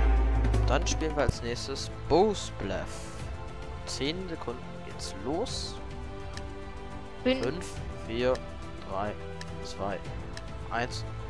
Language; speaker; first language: German; native; German